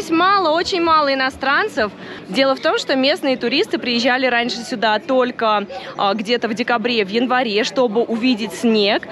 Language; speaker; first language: Russian; native; Russian